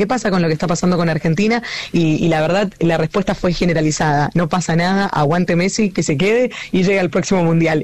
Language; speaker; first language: Spanish; native; Spanish